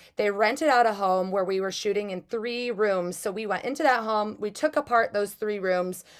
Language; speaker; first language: English; native; English